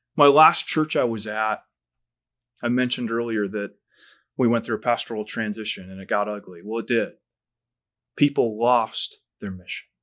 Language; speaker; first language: English; native; English